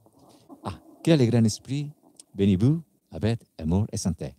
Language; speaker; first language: French; non-native, learner; Spanish